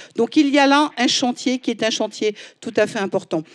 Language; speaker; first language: French; native; French